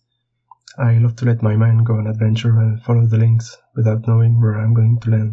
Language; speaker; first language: English; non-native, fluent; French